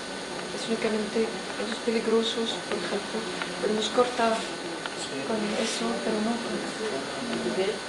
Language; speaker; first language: Spanish; non-native, fluent; French